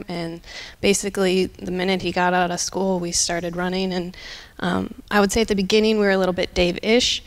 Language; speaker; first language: English; native; English